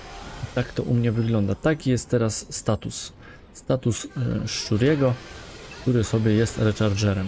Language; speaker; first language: Polish; native; Polish